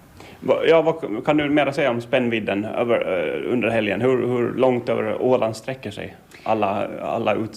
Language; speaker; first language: Swedish; native; Swedish